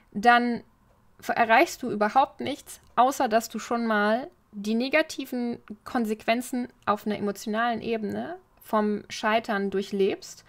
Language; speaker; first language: German; native; German